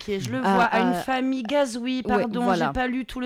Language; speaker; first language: French; native; French